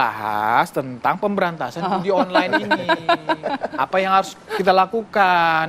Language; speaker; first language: Indonesian; native; Indonesian